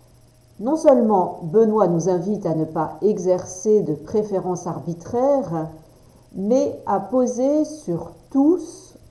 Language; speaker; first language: French; native; French